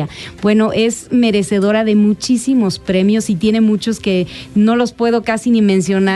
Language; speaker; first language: Spanish; native; Spanish